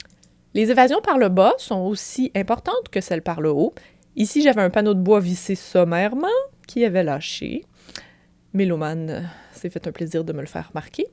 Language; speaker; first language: French; native; French